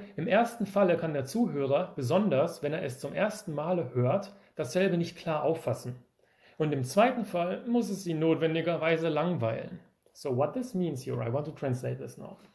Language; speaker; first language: English; non-native, fluent; German